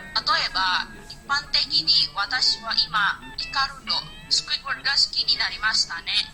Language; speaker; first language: Japanese; non-native, learner; Indonesian